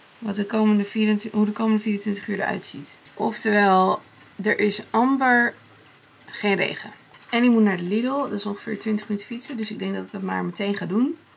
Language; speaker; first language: Dutch; early bilingual, other home language; Armenian